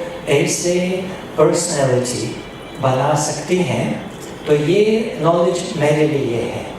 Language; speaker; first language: Hindi; non-native, fluent; Russian